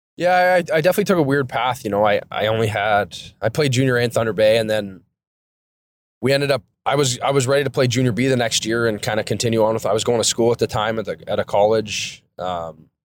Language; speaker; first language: English; native; English